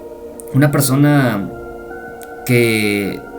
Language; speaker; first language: Spanish; native; Spanish